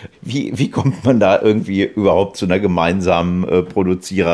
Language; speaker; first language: German; native; German